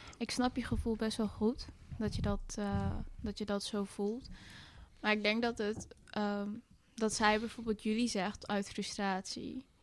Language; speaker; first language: Dutch; early bilingual, other home language; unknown